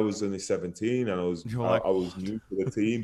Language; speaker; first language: English; native; English